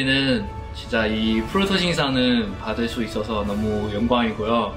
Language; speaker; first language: Korean; non-native, fluent; Thai